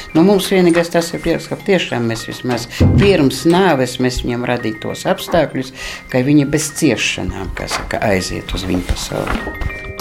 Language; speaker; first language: Latvian; non-native, local second language; Russian